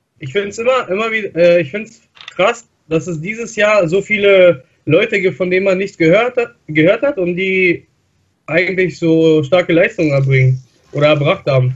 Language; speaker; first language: German; non-native, fluent; Russian